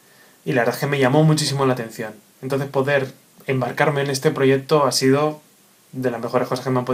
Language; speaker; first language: Spanish; native; Spanish